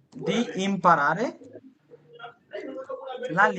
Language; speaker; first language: Italian; non-native, fluent; Bangla